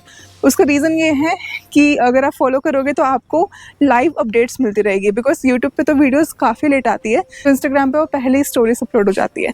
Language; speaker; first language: Hindi; native; Hindi